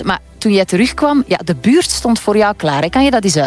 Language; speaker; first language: Dutch; native; Dutch